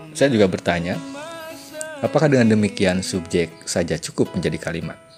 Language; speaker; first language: Indonesian; non-native, local second language; Sundanese